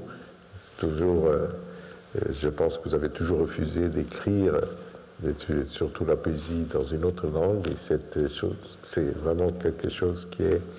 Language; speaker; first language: French; non-native, fluent; Portuguese